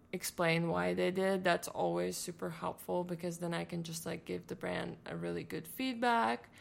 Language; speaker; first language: English; non-native, fluent; Latvian